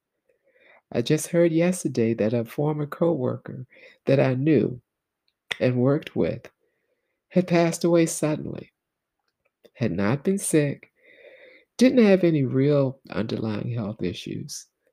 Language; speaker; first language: English; native; English